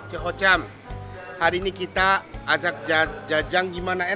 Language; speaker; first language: Indonesian; non-native, fluent; Japanese